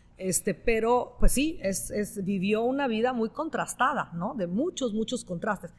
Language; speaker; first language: Spanish; non-native, fluent; Italian